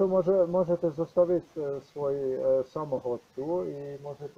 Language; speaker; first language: Polish; non-native, learner; Croatian